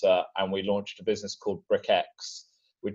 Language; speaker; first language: English; native; English